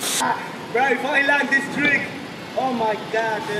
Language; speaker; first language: English; non-native, learner; Spanish